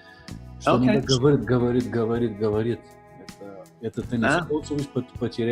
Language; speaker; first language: Russian; non-native, learner; Bulgarian